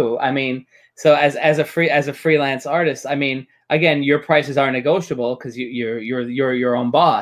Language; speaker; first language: English; native; English